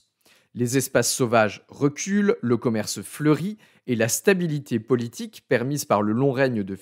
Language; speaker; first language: French; native; French